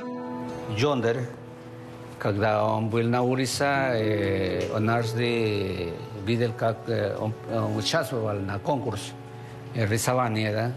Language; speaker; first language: Russian; non-native, fluent; Spanish